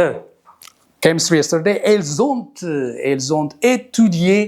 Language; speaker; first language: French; non-native, fluent; Amharic